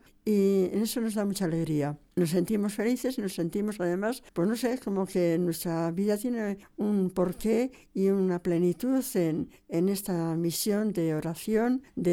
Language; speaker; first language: Spanish; native; Spanish